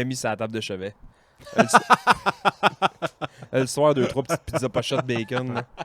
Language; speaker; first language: French; native; French